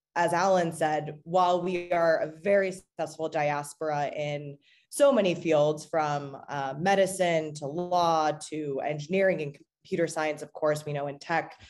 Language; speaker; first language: English; native; English